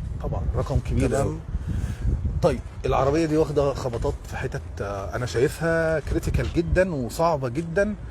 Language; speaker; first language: Arabic; native; Arabic